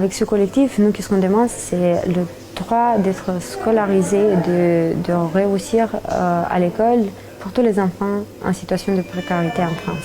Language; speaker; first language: French; early bilingual, other home language; Romanian